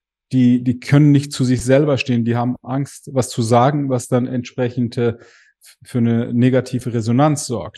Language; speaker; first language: German; native; German